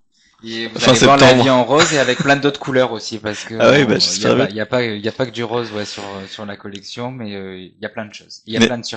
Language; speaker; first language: French; native; French